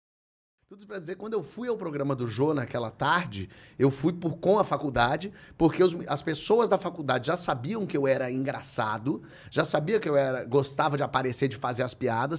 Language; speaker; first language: Portuguese; native; Portuguese